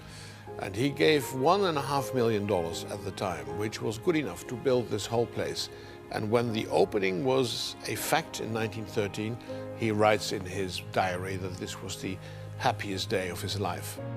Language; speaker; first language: English; non-native, fluent; Dutch